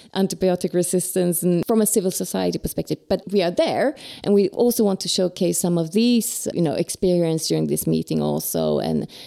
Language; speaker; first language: English; non-native, fluent; Swedish